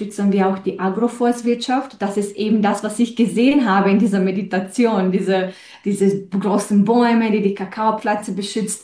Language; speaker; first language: German; non-native, fluent; Romanian